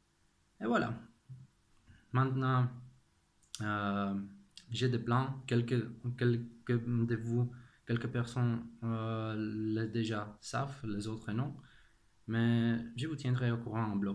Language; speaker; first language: French; non-native, fluent; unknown